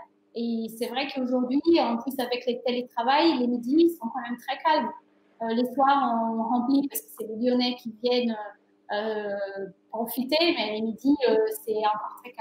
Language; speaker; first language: French; non-native, fluent; Portuguese